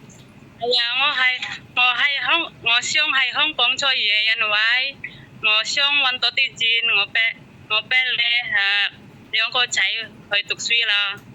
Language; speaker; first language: Cantonese; non-native, learner; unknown